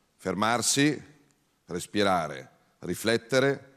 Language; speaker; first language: Italian; native; Italian